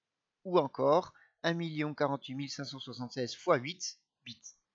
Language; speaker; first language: French; native; French